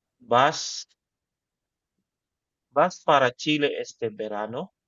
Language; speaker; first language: Spanish; non-native, learner; Filipino